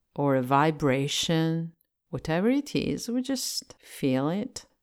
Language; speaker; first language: English; non-native, fluent; Italian